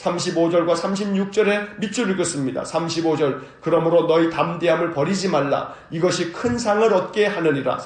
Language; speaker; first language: Korean; native; Korean